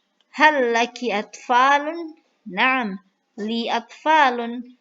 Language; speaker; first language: Arabic; non-native, fluent; Indonesian